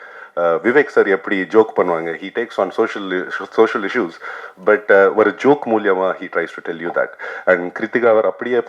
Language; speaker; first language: Tamil; non-native, local second language; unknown